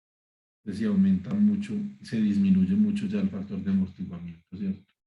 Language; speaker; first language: Spanish; native; Spanish